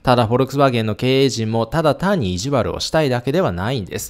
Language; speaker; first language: Japanese; native; Japanese